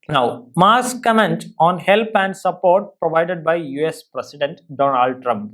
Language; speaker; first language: English; non-native, local second language; Malayalam